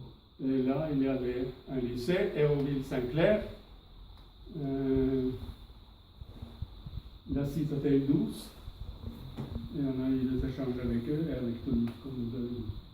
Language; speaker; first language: French; non-native, fluent; Norwegian